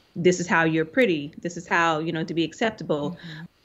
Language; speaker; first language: English; native; English